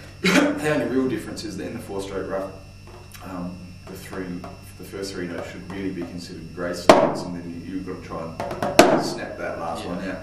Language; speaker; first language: English; native; English